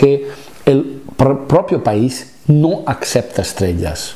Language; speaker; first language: Spanish; non-native, fluent; Italian